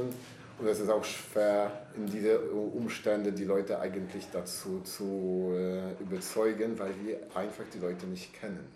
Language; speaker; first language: German; non-native, learner; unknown